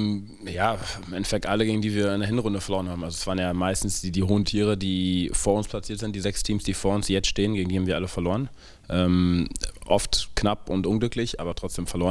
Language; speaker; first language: German; native; German